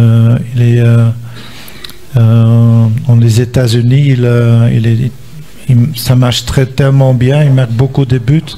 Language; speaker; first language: French; non-native, local second language; Dutch